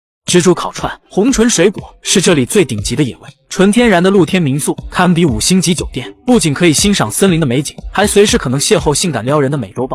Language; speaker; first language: Chinese; native; Chinese